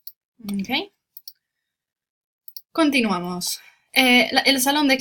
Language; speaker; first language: Spanish; non-native, fluent; English